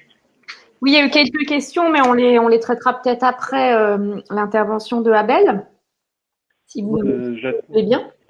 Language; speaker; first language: French; native; French